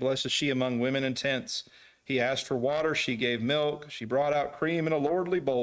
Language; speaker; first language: English; native; English